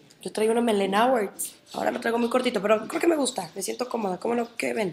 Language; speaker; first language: Spanish; native; Spanish